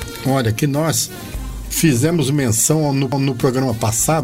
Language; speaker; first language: Portuguese; native; Portuguese